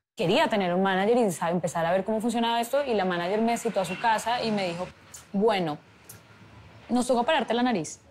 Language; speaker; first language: Spanish; native; Spanish